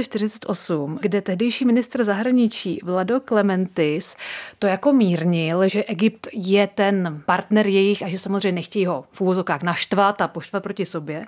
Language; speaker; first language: Czech; native; Czech